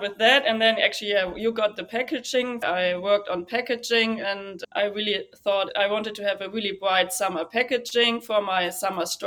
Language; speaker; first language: English; non-native, fluent; German